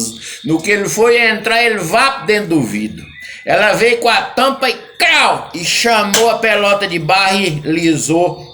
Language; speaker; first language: Portuguese; native; Portuguese